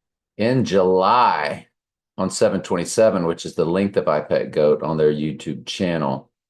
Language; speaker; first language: English; native; English